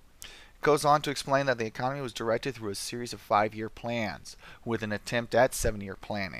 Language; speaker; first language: English; native; English